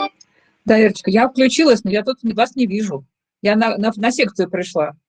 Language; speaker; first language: Russian; native; Russian